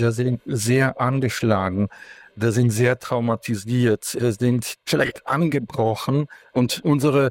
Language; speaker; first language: German; non-native, fluent; Ukrainian